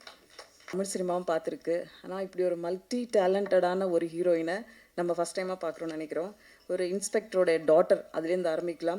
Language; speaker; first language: Tamil; native; Tamil